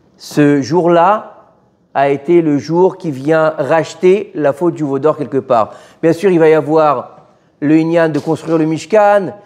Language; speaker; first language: French; native; French